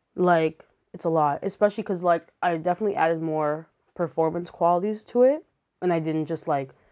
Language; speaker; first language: English; native; English